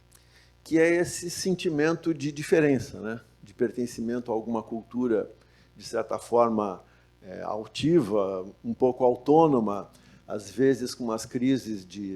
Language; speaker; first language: Portuguese; native; Portuguese